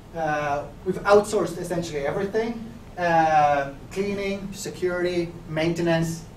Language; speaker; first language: English; non-native, fluent; Finnish